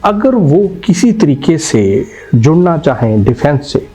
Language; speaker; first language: Hindi; non-native, local second language; Punjabi